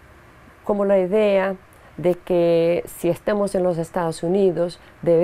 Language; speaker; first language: Spanish; non-native, fluent; Portuguese